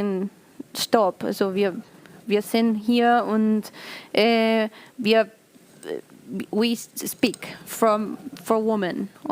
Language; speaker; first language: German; non-native, learner; Spanish